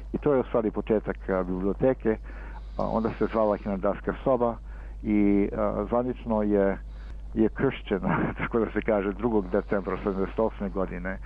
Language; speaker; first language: Serbian; early bilingual, heritage; Serbian